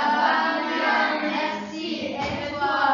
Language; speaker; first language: French; non-native, learner; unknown